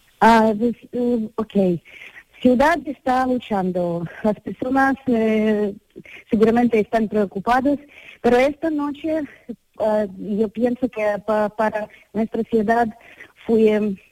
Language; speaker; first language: Spanish; non-native, learner; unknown